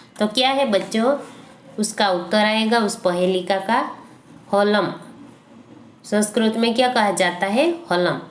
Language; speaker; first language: Hindi; non-native, local second language; Gujarati